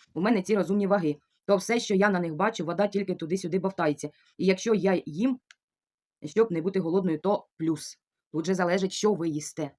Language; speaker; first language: Ukrainian; non-native, local second language; Russian